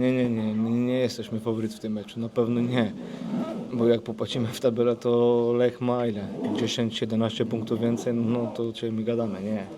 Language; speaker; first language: Polish; non-native, fluent; Slovenian